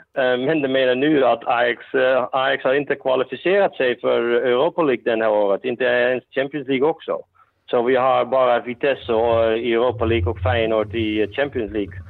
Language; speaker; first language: Swedish; non-native, fluent; Dutch